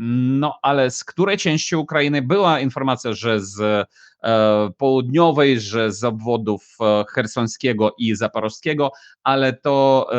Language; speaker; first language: Polish; non-native, fluent; Ukrainian